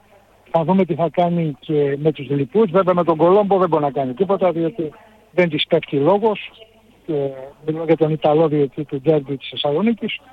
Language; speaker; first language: Greek; native; Greek